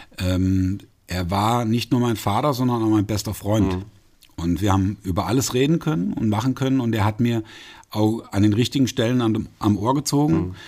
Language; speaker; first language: German; native; German